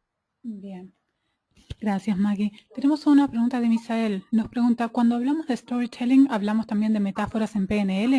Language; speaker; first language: Spanish; native; Spanish